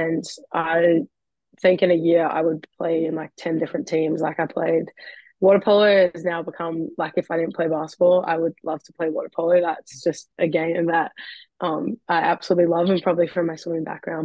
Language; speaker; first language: English; native; English